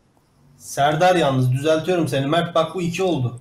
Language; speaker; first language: Turkish; native; Turkish